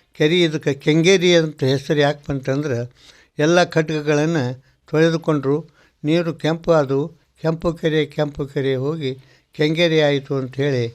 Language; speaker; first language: Kannada; native; Kannada